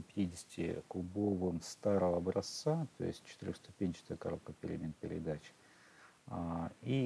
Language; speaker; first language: Russian; native; Russian